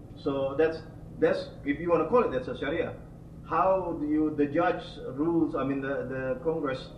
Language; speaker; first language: English; non-native, fluent; Indonesian